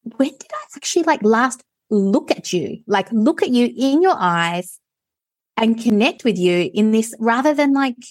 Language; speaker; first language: English; native; English